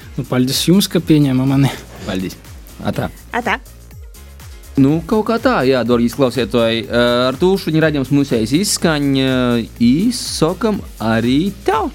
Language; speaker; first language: Latvian; native; Latvian